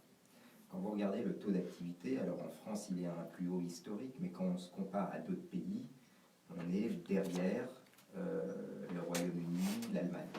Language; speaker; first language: French; native; French